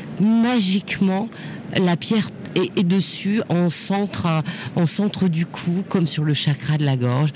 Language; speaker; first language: French; native; French